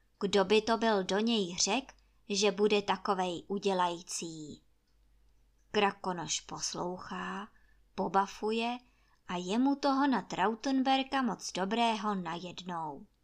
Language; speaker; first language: Czech; native; Czech